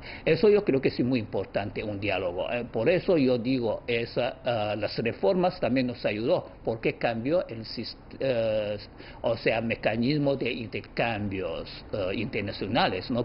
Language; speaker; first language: Spanish; non-native, fluent; Chinese